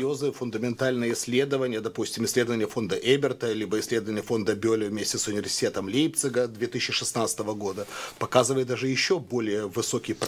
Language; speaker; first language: Russian; native; Russian